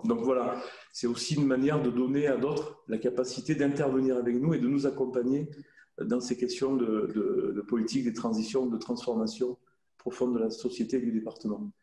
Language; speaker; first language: French; native; French